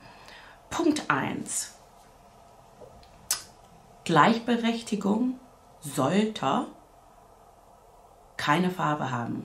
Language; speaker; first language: German; non-native, fluent; English